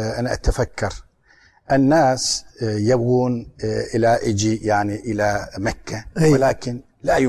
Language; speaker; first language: Arabic; non-native, learner; Turkish